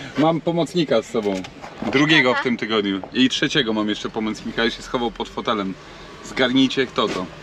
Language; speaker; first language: Polish; native; Polish